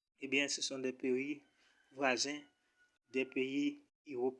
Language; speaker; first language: French; non-native, local second language; Haitian Creole